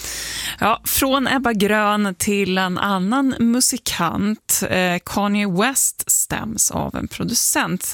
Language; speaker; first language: Swedish; native; Swedish